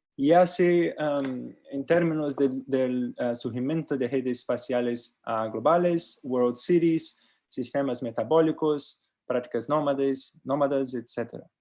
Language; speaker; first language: Spanish; non-native, learner; Portuguese